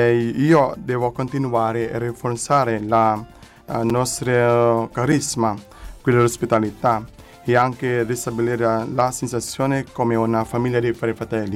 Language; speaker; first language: Italian; non-native, learner; Filipino